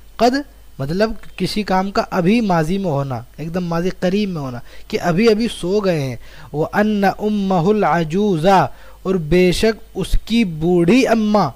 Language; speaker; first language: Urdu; native; Urdu